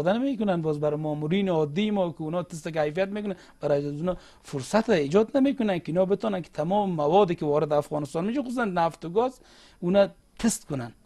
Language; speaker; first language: Persian; non-native, local second language; Uzbek